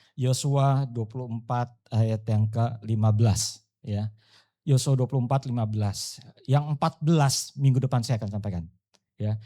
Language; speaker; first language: Indonesian; native; Indonesian